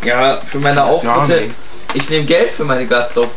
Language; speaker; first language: German; early bilingual, other home language; Turkish